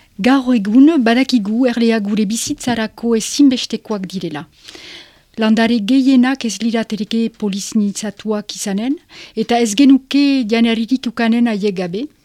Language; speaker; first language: Basque; non-native, local second language; French